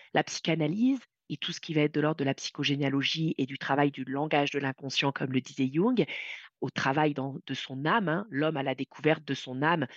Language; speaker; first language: French; native; French